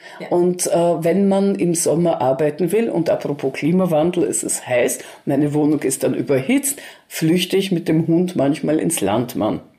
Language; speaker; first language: German; early bilingual, other home language; Russian